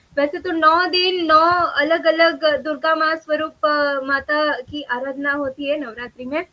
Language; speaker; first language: Hindi; non-native, local second language; Bangla